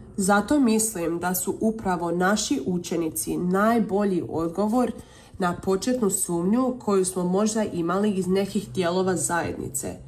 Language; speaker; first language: Serbian; early bilingual, heritage; Croatian